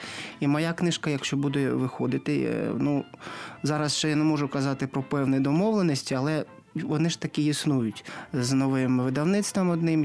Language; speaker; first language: Ukrainian; non-native, local second language; Russian